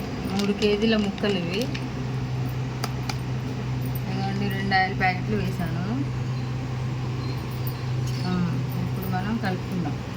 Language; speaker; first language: Telugu; native; Telugu